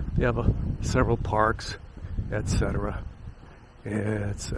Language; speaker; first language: English; native; English